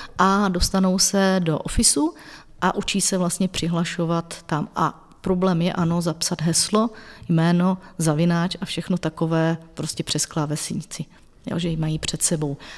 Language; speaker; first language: Czech; native; Czech